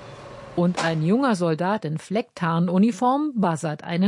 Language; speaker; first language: German; native; German